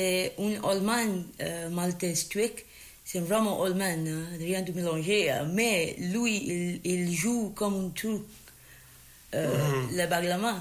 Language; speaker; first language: French; non-native, learner; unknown